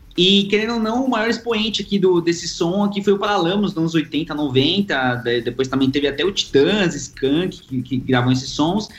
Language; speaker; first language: Portuguese; early bilingual, other home language; Spanish